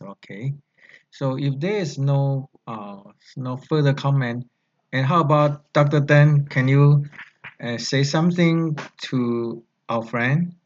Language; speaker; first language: English; non-native, learner; Chinese